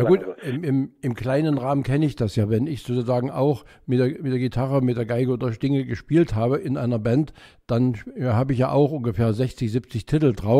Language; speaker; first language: German; native; German